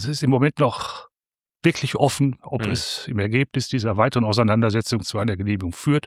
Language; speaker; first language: German; native; German